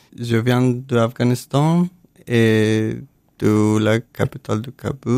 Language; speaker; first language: French; non-native, learner; Persian